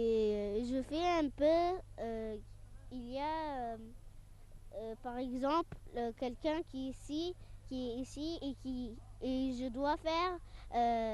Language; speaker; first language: French; non-native, local second language; Arabic